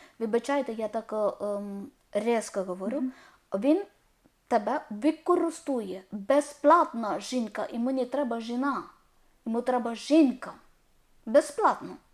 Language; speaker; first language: Ukrainian; non-native, learner; Malayalam